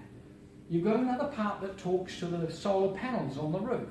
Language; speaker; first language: English; native; English